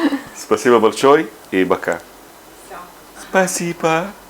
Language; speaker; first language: Russian; non-native, learner; Arabic